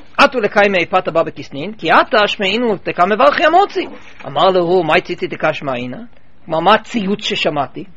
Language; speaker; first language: Hebrew; non-native, fluent; English